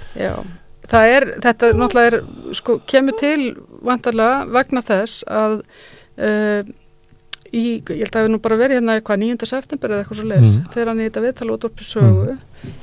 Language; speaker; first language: Icelandic; non-native, fluent; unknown